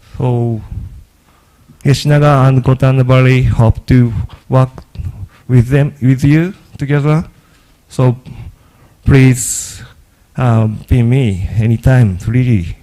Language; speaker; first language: English; non-native, learner; Japanese